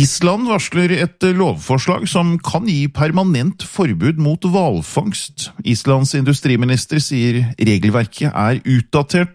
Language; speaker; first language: Norwegian; native; Norwegian